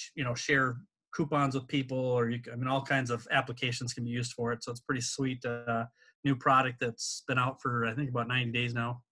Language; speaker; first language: English; native; English